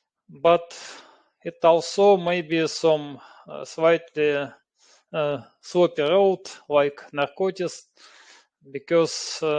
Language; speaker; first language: English; non-native, learner; Russian